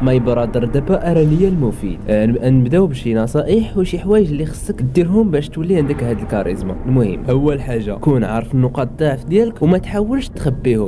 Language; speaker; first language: Arabic; native; Arabic